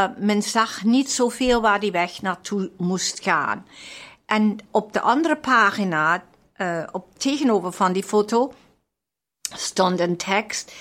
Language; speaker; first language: Dutch; non-native, fluent; English